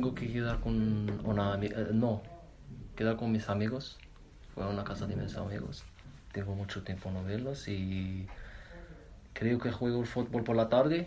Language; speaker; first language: Spanish; non-native, learner; Arabic